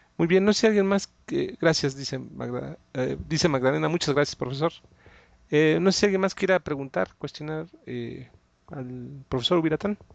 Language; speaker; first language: Spanish; native; Spanish